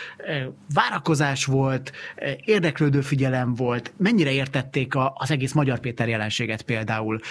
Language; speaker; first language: Hungarian; native; Hungarian